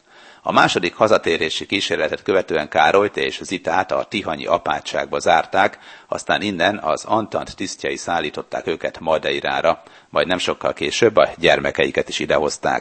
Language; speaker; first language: Hungarian; native; Hungarian